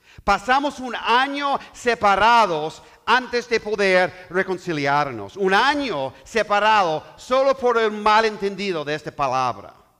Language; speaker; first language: Spanish; non-native, learner; English